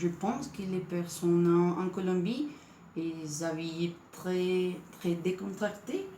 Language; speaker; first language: French; non-native, learner; Spanish